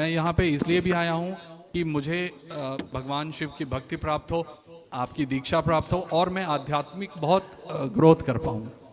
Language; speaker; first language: Hindi; native; Hindi